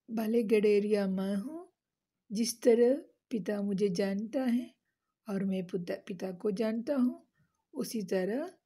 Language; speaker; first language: Hindi; non-native, local second language; Malayalam